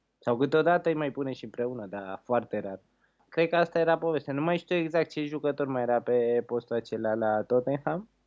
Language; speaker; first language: Romanian; early bilingual, heritage; Romanian